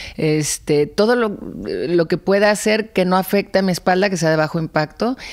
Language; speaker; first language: Spanish; native; Spanish